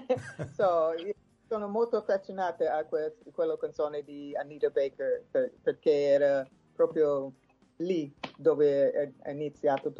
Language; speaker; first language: Italian; non-native, fluent; English